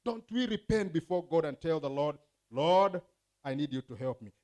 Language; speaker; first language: English; non-native, local second language; Swahili